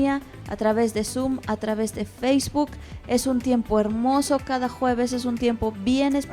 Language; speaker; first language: Spanish; native; Spanish